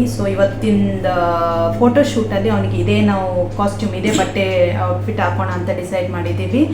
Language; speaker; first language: Kannada; non-native, local second language; Konkani